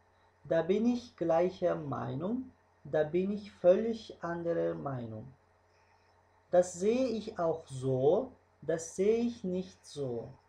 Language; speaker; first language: German; non-native, fluent; Uzbek